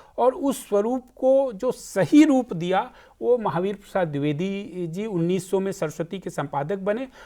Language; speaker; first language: Hindi; native; Hindi